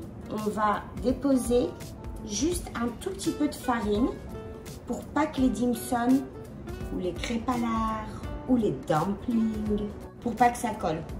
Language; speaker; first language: French; native; French